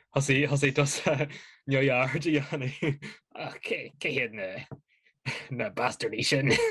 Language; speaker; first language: Irish; native; Irish